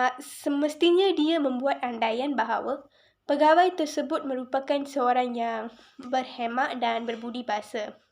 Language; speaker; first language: Malay; non-native, local second language; Tamil